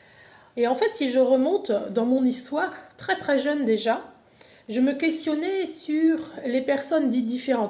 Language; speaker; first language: French; native; French